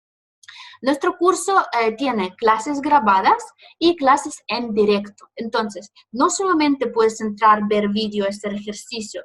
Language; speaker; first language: Spanish; non-native, fluent; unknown